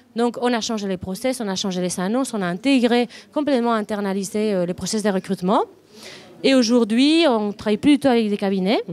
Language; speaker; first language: French; non-native, fluent; Spanish